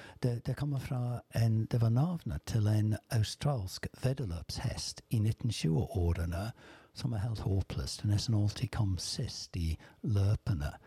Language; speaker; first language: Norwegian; non-native, fluent; English